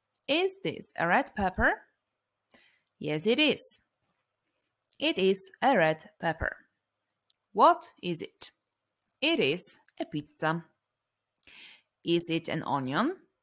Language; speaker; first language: English; non-native, fluent; Polish